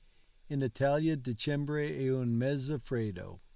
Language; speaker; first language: Italian; non-native, learner; English